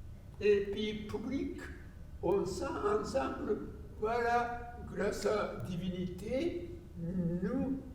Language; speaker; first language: French; non-native, learner; Japanese